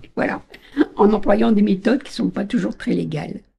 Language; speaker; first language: French; native; French